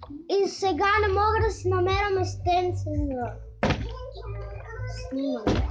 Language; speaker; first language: Bulgarian; native; Bulgarian